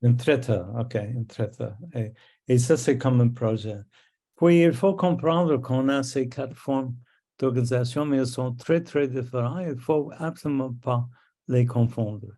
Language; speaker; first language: French; non-native, local second language; English